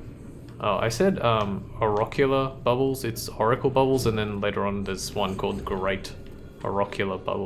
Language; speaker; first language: English; native; English